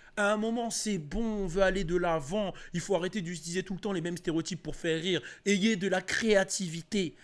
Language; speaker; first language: French; early bilingual, other home language; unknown